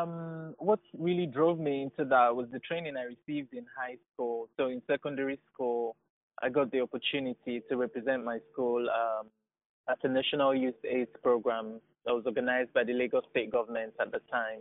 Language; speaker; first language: English; non-native, local second language; Igbo